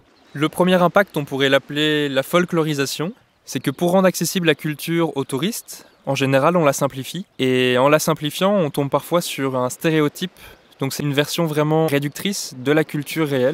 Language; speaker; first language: French; native; French